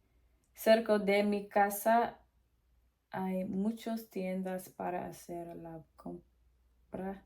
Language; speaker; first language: Spanish; non-native, learner; English